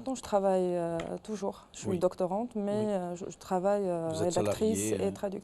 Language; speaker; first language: French; non-native, local second language; Arabic